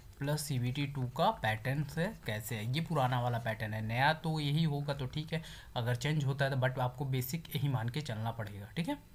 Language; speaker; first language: Hindi; native; Hindi